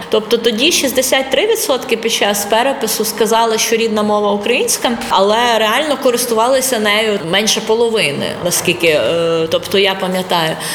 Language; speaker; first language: Ukrainian; non-native, local second language; Russian